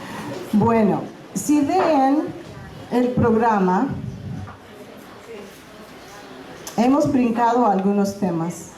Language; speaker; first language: Spanish; non-native, fluent; English